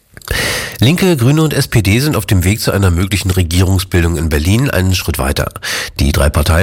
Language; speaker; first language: German; native; German